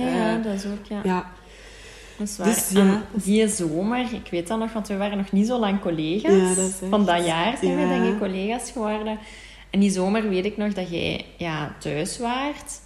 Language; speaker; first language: Dutch; native; Dutch